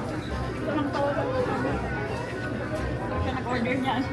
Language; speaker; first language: Filipino; non-native, fluent; Indonesian